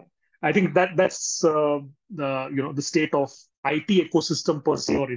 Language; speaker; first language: English; non-native, local second language; Marathi